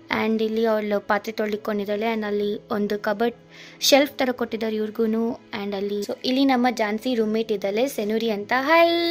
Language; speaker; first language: Kannada; non-native, local second language; Telugu